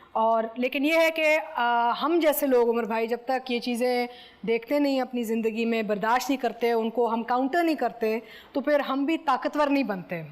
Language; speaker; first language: Hindi; native; Hindi